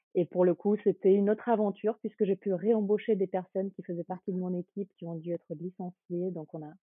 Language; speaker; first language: French; early bilingual, other home language; Ukrainian